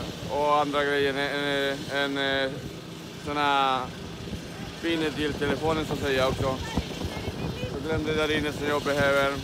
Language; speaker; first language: Swedish; non-native, learner; Spanish